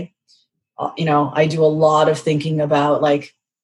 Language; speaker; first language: English; native; English